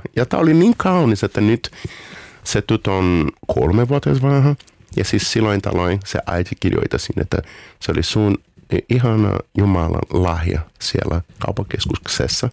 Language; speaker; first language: Finnish; non-native, fluent; Portuguese